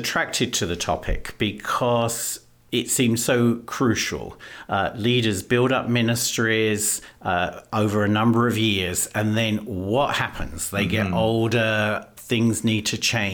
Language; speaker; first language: English; native; English